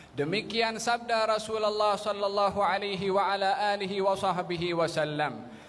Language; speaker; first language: Malay; native; Malay